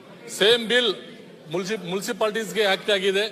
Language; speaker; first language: Kannada; non-native, local second language; Urdu